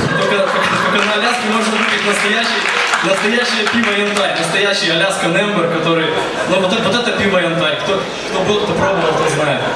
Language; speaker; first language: Russian; native; Russian